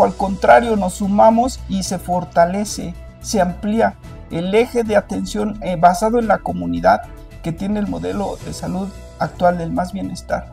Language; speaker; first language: Spanish; native; Spanish